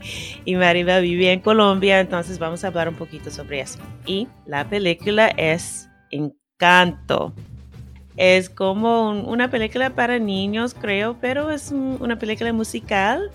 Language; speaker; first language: Spanish; non-native, fluent; English